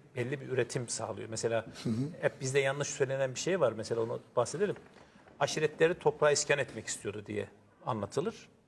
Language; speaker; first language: Turkish; native; Turkish